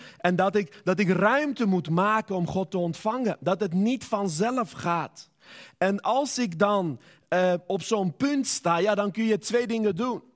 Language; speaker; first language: Dutch; non-native, fluent; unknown